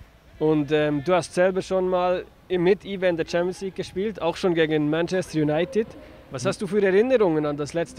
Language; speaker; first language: German; native; German